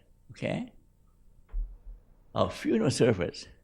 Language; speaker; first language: English; non-native, fluent; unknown